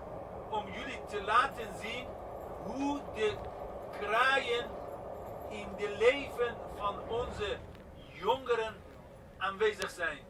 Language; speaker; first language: Dutch; non-native, fluent; Persian